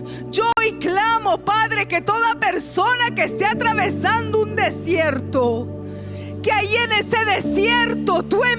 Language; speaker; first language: Spanish; native; Spanish